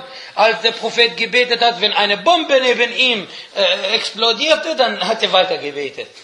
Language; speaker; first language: German; non-native, fluent; Arabic